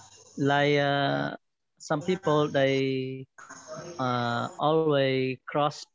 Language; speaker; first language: English; non-native, learner; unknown